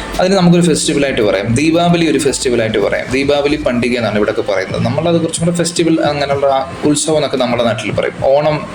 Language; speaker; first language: Malayalam; native; Malayalam